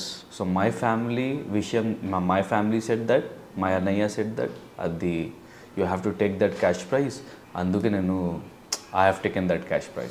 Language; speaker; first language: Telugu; non-native, learner; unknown